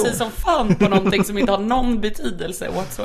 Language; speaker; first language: Swedish; native; Swedish